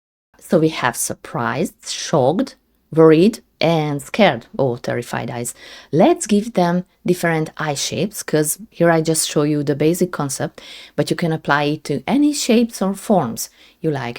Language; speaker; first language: English; non-native, fluent; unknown